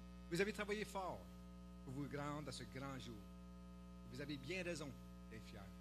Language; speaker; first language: French; native; French